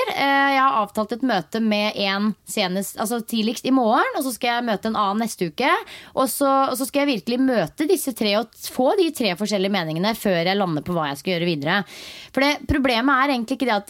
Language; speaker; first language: Norwegian; native; Norwegian